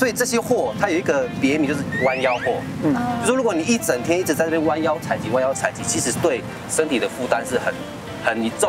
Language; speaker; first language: Chinese; native; Chinese